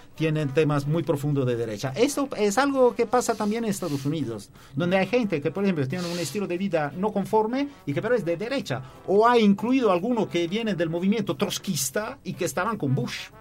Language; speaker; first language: Spanish; non-native, fluent; Italian